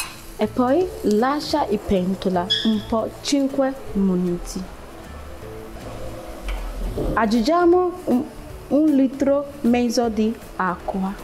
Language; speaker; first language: Italian; non-native, learner; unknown